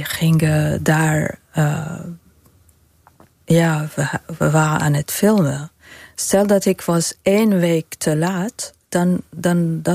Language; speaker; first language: Dutch; non-native, fluent; Arabic